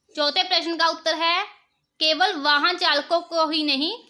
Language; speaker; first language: Hindi; non-native, local second language; Punjabi